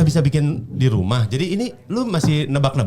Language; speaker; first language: Indonesian; native; Indonesian